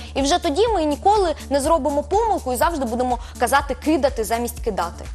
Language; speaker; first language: Ukrainian; native; Ukrainian